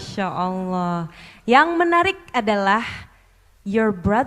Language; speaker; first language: Indonesian; native; Indonesian